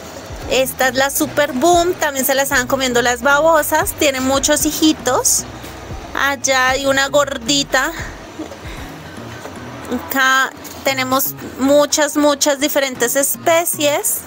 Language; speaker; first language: Spanish; native; Spanish